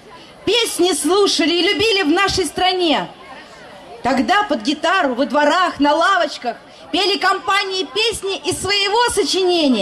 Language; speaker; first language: Russian; native; Russian